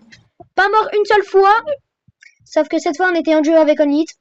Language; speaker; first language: French; native; French